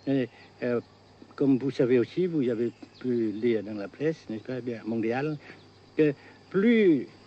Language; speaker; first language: French; non-native, fluent; Vietnamese